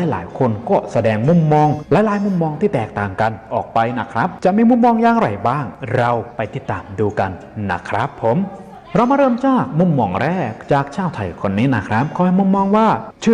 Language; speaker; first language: Thai; native; Thai